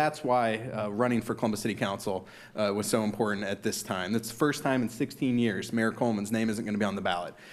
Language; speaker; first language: English; native; English